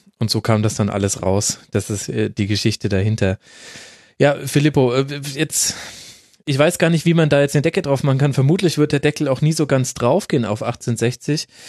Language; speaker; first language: German; native; German